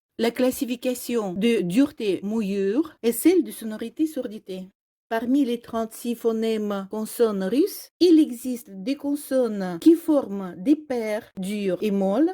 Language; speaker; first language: French; non-native, fluent; Russian